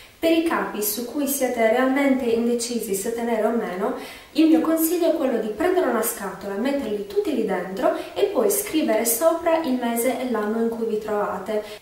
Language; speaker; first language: Italian; native; Italian